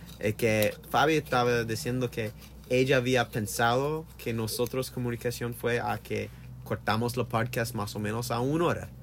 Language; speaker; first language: Spanish; non-native, learner; English